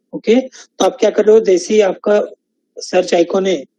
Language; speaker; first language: Hindi; non-native, local second language; Marathi